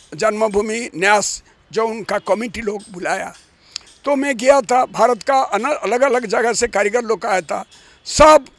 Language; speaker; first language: Hindi; non-native, local second language; Odia